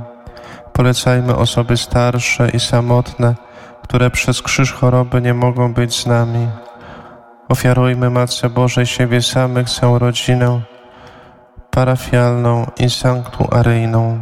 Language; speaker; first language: Polish; native; Polish